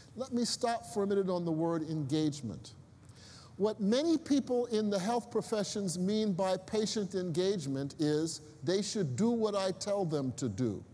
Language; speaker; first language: English; native; English